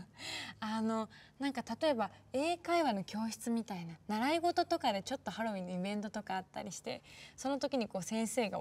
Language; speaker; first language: Japanese; native; Japanese